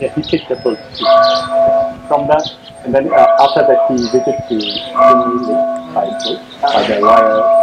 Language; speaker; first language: English; non-native, fluent; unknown